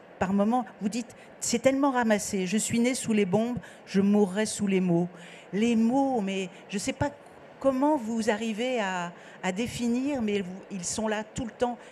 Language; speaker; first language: French; native; French